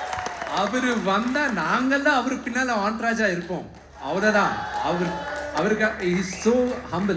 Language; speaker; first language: Tamil; non-native, local second language; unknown